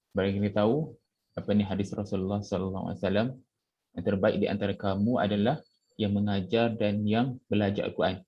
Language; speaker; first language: Malay; native; Malay